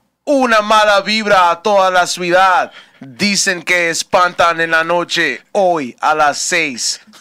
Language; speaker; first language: Spanish; early bilingual, heritage; Spanish